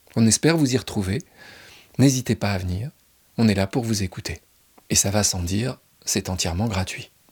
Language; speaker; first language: French; native; French